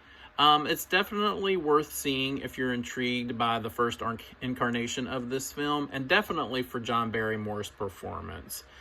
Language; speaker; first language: English; native; English